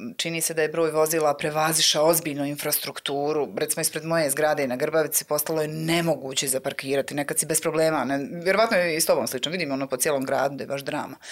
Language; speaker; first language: Bosnian; native; Bosnian